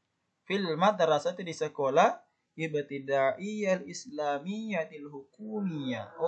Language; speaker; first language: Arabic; non-native, fluent; Indonesian